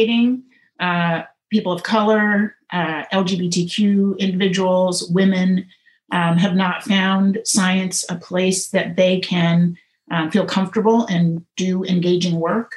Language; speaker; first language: English; native; English